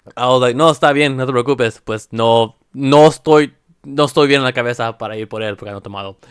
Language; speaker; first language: Spanish; early bilingual, heritage; Spanish